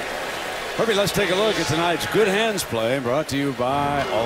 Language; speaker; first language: English; native; English